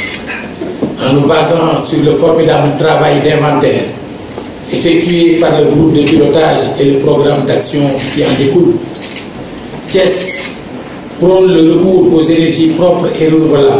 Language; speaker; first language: French; non-native, local second language; Wolof